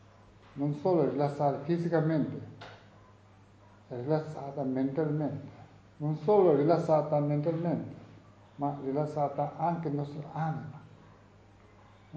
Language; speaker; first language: Italian; non-native, learner; Tibetan